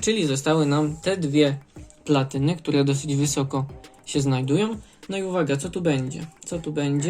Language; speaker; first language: Polish; native; Polish